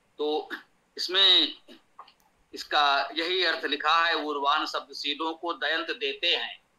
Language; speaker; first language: Hindi; native; Hindi